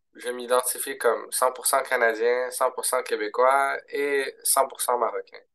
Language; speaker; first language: French; early bilingual, other home language; Arabic